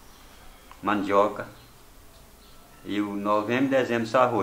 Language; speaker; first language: Portuguese; non-native, local second language; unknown